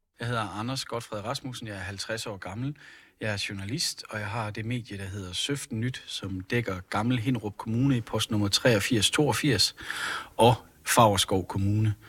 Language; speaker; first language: Danish; native; Danish